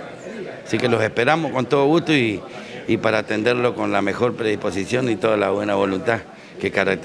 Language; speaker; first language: Spanish; native; Spanish